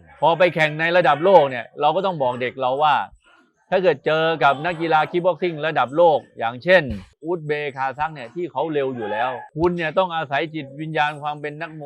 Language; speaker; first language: Thai; native; Thai